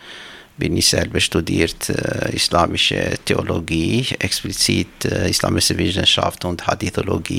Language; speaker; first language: German; non-native, fluent; Albanian